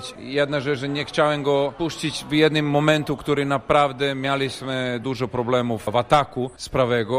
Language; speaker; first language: Polish; non-native, learner; Serbian